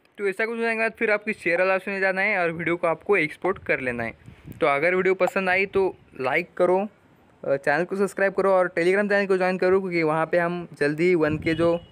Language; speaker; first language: Hindi; non-native, local second language; Marathi